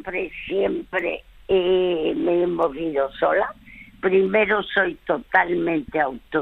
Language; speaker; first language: Spanish; early bilingual, other home language; French